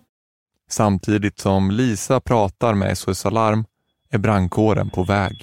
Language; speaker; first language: Swedish; native; Swedish